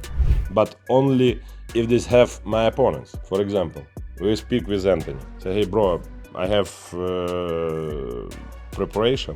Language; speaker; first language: English; non-native, learner; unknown